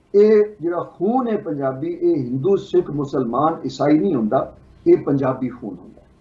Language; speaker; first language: Urdu; non-native, local second language; Punjabi